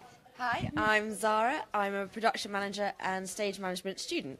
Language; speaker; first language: English; native; English